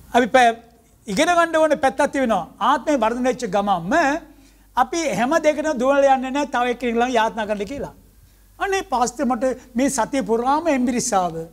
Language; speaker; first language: Sinhala; non-native, local second language; Tamil